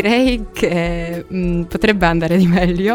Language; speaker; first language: Italian; non-native, fluent; Polish